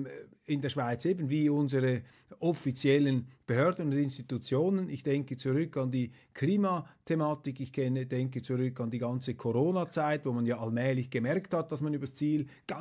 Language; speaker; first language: German; native; German